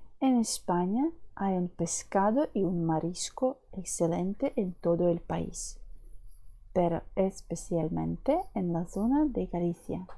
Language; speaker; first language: Spanish; non-native, fluent; Ukrainian